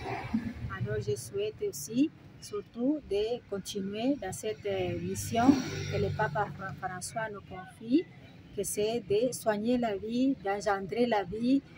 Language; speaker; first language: French; non-native, fluent; Spanish